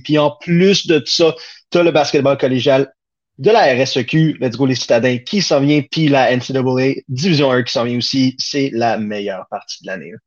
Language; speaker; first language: French; native; French